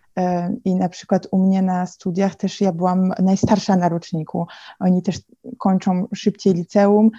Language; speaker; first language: Polish; native; Polish